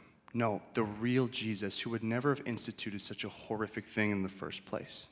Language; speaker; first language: English; native; English